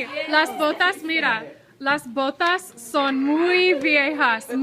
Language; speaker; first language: Spanish; non-native, fluent; English